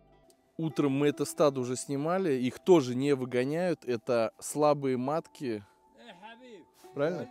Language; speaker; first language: Russian; native; Russian